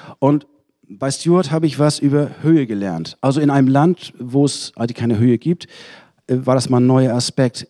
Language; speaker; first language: German; native; German